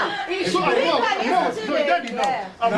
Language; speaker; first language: Portuguese; non-native, learner; Lingala